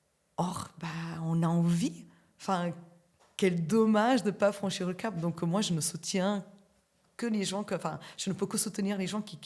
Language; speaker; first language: French; native; French